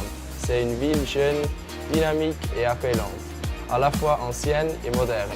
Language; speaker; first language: French; non-native, local second language; German